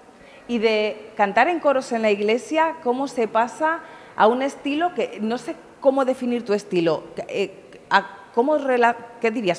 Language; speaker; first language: Spanish; native; Spanish